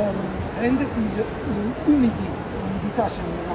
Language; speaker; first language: English; non-native, learner; Italian